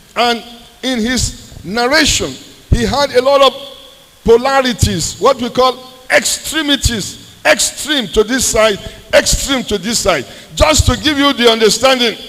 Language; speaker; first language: English; non-native, local second language; Yoruba